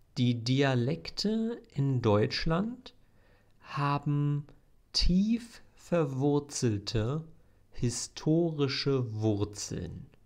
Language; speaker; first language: German; native; German